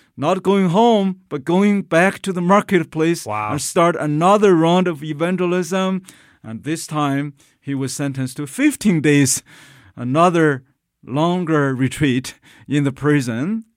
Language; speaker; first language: English; non-native, fluent; Chinese